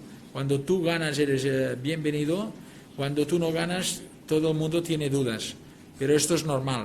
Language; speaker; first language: Spanish; non-native, local second language; Catalan